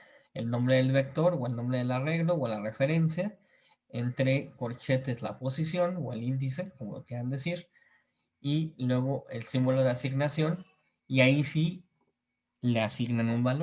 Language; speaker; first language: Spanish; native; Spanish